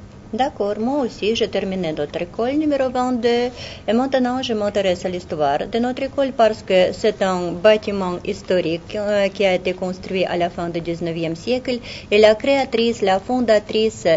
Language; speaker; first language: French; non-native, fluent; Russian